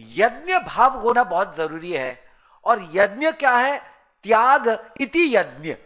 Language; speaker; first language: Hindi; native; Hindi